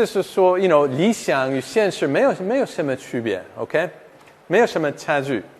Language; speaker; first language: Chinese; non-native, fluent; English